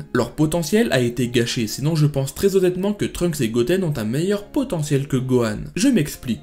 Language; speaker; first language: French; native; French